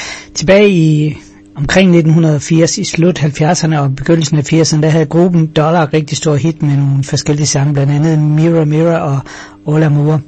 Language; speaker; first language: Danish; native; Danish